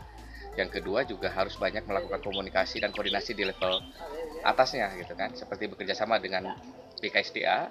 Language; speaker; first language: Indonesian; native; Indonesian